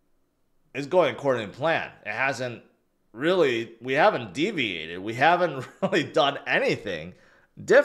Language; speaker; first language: English; native; English